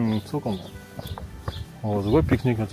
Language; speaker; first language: Japanese; non-native, learner; French